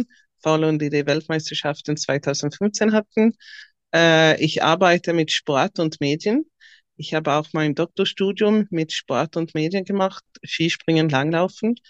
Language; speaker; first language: German; non-native, fluent; Swedish